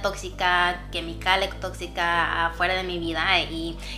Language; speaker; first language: Spanish; non-native, fluent; English